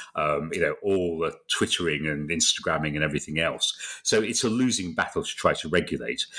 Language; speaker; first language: English; native; English